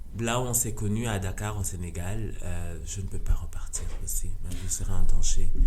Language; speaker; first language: French; non-native, local second language; Rundi